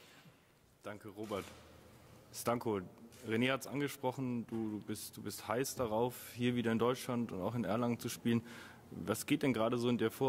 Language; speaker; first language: German; native; German